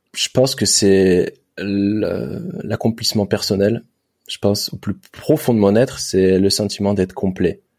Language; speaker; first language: French; native; French